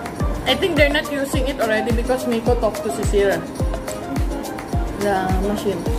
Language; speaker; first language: English; non-native, local second language; Filipino